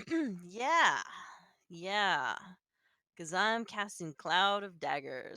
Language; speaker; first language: English; native; English